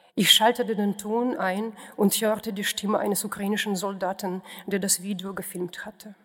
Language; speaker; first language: German; non-native, fluent; Russian